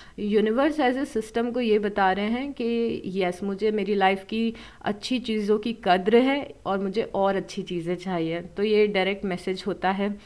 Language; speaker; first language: Hindi; native; Hindi